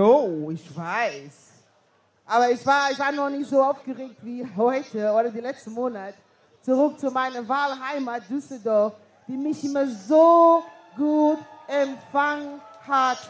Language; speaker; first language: German; non-native, fluent; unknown